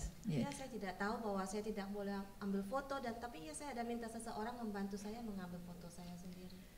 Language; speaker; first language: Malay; non-native, fluent; English